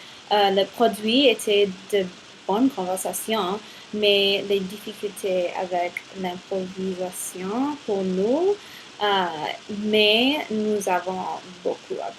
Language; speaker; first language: French; non-native, learner; English